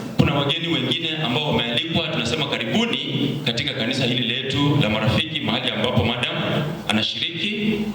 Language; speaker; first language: Swahili; native; Swahili